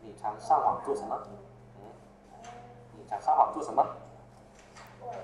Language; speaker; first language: Chinese; non-native, fluent; Vietnamese